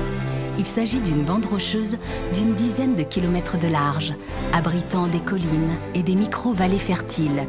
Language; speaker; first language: French; native; French